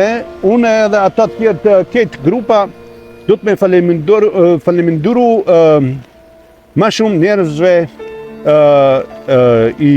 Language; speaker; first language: Albanian; non-native, local second language; Croatian